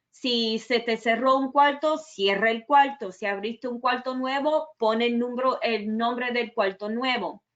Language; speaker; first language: Spanish; early bilingual, other home language; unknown